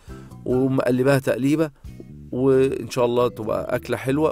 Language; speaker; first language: Arabic; native; Arabic